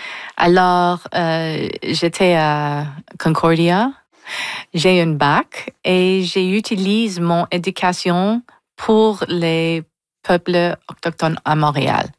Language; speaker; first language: French; non-native, local second language; English